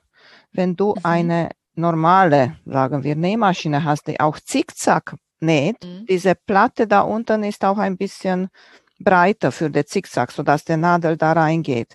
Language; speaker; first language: German; non-native, fluent; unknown